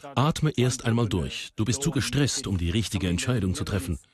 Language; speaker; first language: German; native; German